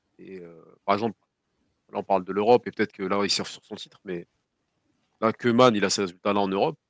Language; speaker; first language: French; native; French